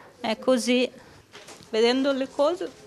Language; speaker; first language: Italian; non-native, learner; Ukrainian